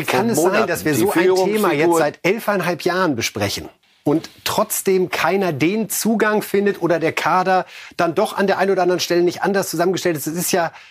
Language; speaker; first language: German; native; German